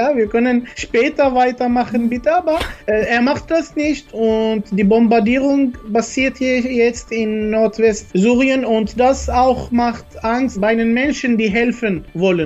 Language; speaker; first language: German; non-native, learner; Arabic